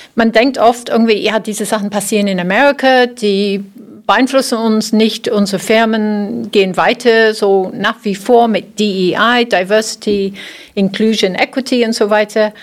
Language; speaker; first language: German; non-native, fluent; English